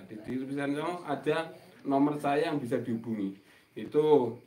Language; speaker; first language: Indonesian; non-native, local second language; Javanese